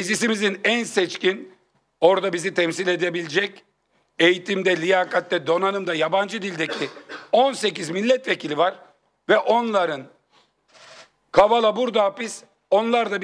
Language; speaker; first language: Turkish; native; Turkish